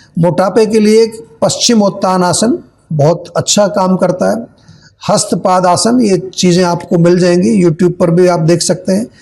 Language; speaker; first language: Hindi; native; Hindi